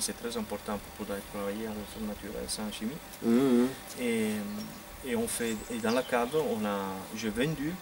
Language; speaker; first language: French; non-native, fluent; Italian